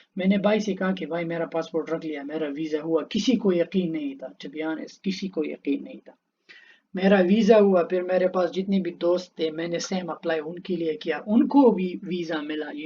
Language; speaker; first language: Urdu; non-native, local second language; Pashto